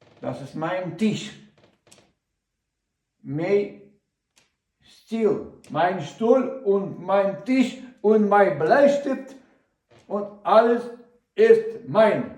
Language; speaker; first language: German; non-native, learner; Ukrainian